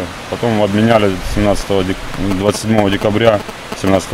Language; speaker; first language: Russian; native; Russian